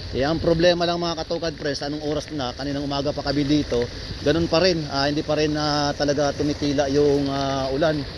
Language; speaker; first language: Filipino; native; Filipino